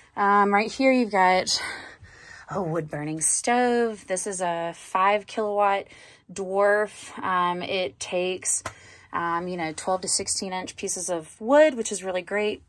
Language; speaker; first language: English; native; English